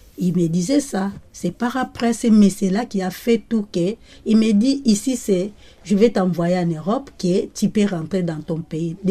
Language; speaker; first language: French; non-native, local second language; Lingala